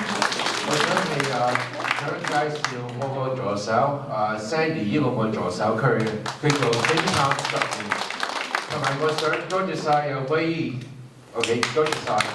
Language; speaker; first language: Cantonese; early bilingual, heritage; English